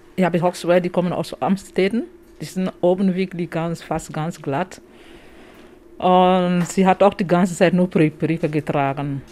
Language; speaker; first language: German; non-native, learner; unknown